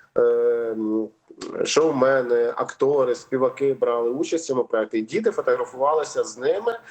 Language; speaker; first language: Ukrainian; native; Ukrainian